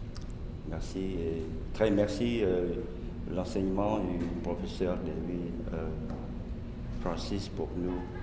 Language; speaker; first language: French; non-native, learner; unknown